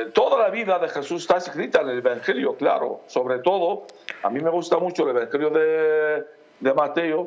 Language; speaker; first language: Spanish; non-native, fluent; Aramaic